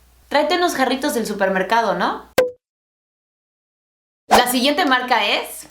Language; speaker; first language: Spanish; non-native, fluent; English